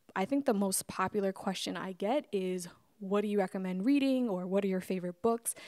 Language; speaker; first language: English; native; English